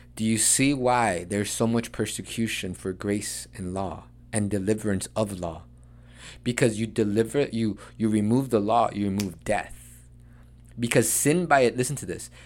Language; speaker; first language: English; early bilingual, other home language; Spanish